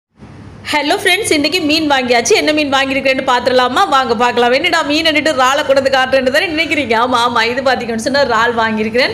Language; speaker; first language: Tamil; native; Tamil